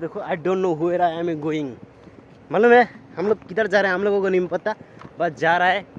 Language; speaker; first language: Hindi; non-native, local second language; Bangla